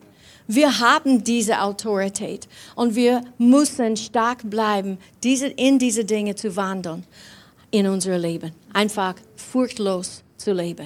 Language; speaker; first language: German; non-native, fluent; English